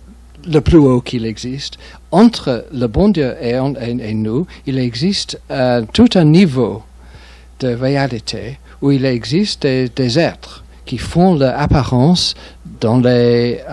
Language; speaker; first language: French; non-native, fluent; English